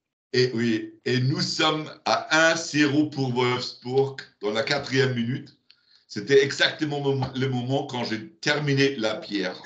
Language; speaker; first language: French; non-native, learner; German